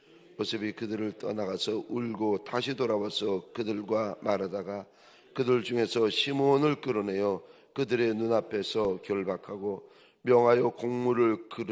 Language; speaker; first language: Korean; native; Korean